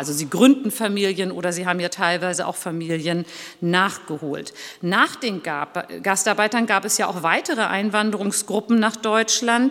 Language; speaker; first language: German; early bilingual, other home language; Turkish